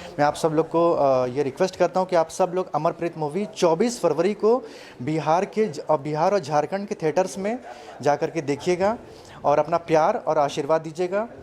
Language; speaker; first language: Hindi; non-native, local second language; Telugu